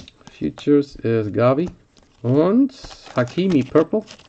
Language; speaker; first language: German; native; German